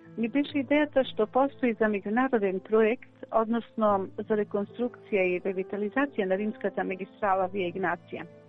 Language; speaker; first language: Macedonian; native; Macedonian